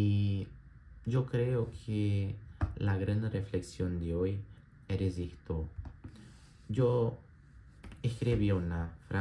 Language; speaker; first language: Spanish; non-native, learner; Portuguese